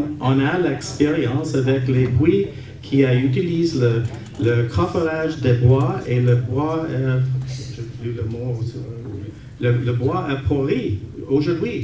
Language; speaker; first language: French; non-native, local second language; English